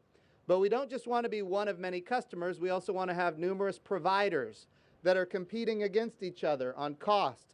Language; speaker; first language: English; native; English